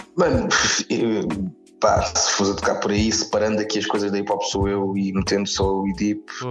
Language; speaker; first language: Portuguese; native; Portuguese